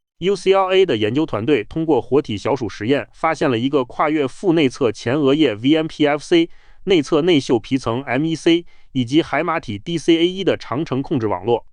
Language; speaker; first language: Chinese; native; Chinese